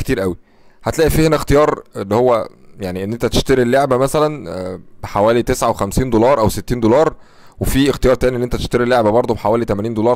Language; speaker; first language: Arabic; native; Arabic